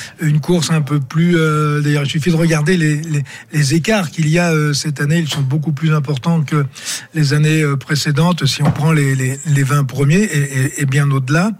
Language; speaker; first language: French; native; French